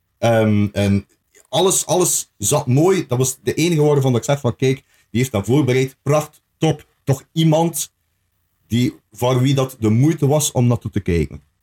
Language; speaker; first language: Dutch; native; Dutch